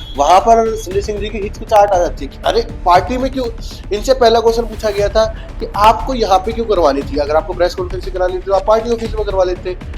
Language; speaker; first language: Hindi; native; Hindi